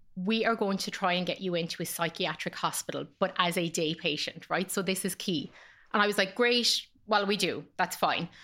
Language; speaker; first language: English; native; English